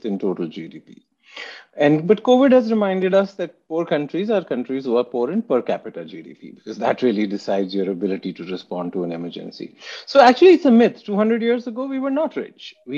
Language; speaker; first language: English; non-native, local second language; Hindi